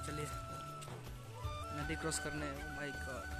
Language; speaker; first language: Hindi; non-native, local second language; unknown